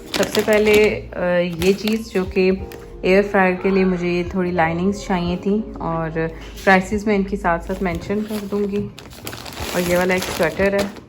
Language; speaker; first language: Urdu; native; Urdu